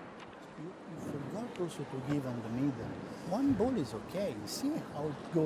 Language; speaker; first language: English; non-native, fluent; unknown